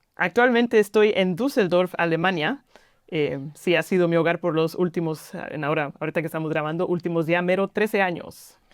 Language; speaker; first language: Spanish; native; Spanish